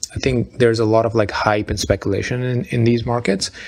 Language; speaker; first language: English; non-native, local second language; Urdu